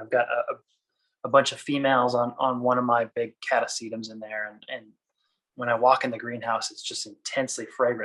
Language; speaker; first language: English; native; English